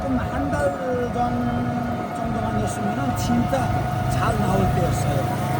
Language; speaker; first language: Korean; non-native, fluent; Nepali